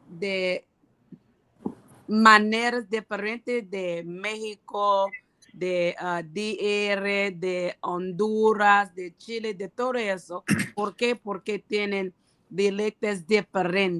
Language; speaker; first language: Spanish; non-native, learner; English